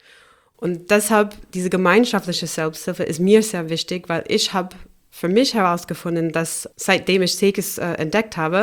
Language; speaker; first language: German; non-native, fluent; English